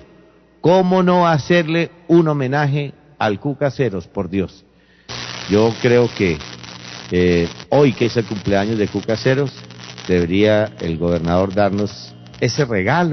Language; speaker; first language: Spanish; native; Spanish